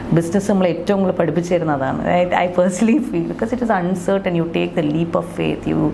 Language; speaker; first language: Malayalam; non-native, local second language; Tamil